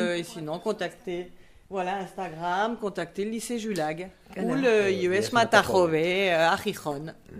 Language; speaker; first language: French; native; French